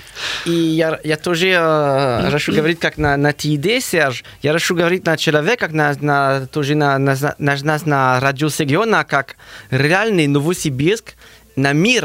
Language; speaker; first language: Russian; non-native, learner; French